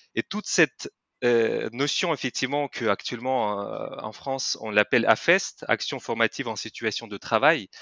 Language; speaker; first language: French; non-native, fluent; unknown